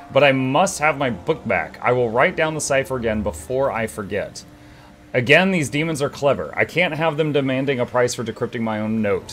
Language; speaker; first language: English; native; English